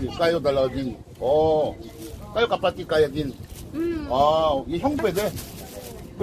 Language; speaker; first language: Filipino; non-native, learner; Korean